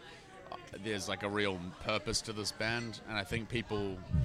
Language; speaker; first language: English; native; English